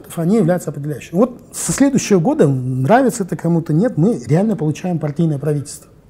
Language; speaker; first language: Russian; non-native, local second language; Kazakh